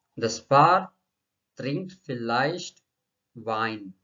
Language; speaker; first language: German; non-native, fluent; Marathi